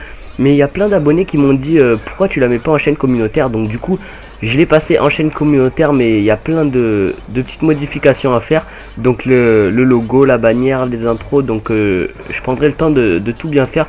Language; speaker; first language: French; native; French